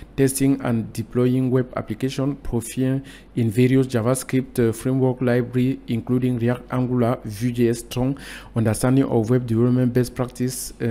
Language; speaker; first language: English; non-native, local second language; French